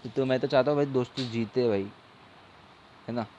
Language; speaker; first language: Hindi; non-native, local second language; Marathi